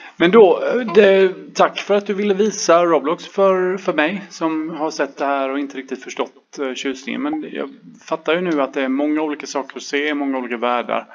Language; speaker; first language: Swedish; native; Swedish